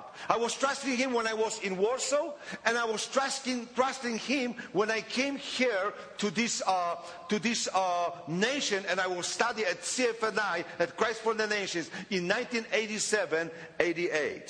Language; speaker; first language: English; non-native, fluent; Polish